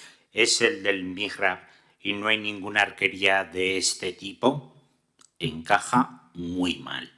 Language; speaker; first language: Spanish; native; Spanish